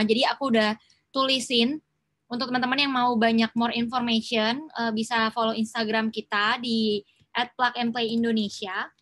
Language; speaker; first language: Indonesian; native; Indonesian